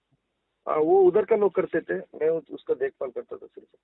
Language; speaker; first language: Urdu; non-native, local second language; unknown